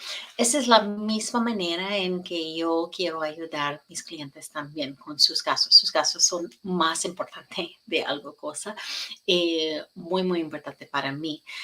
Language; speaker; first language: Spanish; non-native, learner; English